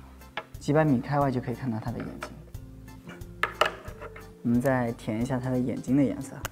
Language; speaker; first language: Chinese; native; Chinese